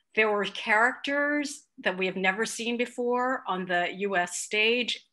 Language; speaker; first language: English; native; English